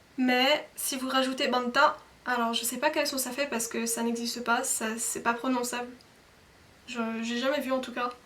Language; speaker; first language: French; native; French